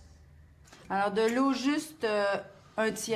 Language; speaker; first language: French; native; French